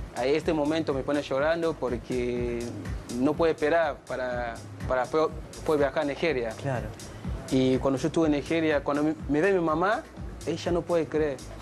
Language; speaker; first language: Spanish; non-native, learner; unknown